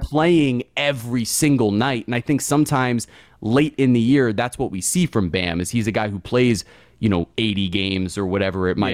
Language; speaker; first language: English; native; English